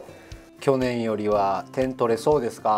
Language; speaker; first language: Japanese; native; Japanese